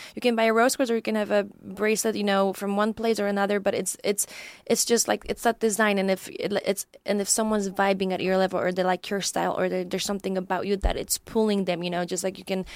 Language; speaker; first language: English; non-native, fluent; Polish